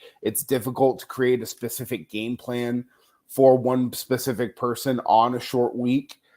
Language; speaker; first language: English; native; English